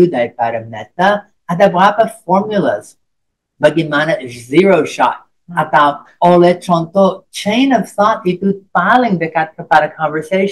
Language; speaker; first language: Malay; non-native, fluent; English